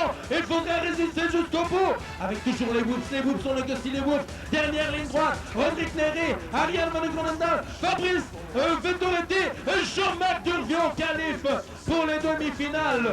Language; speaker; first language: French; native; French